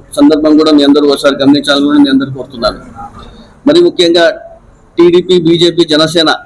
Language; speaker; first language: Telugu; non-native, local second language; Urdu